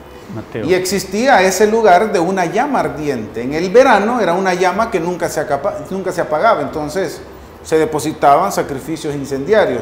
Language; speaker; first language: Spanish; native; Spanish